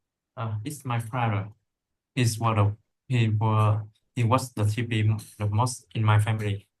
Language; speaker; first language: English; non-native, learner; Vietnamese